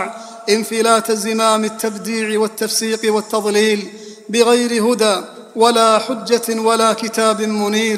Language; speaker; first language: Arabic; native; Arabic